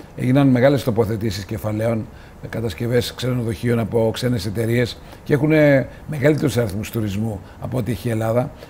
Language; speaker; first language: Greek; native; Greek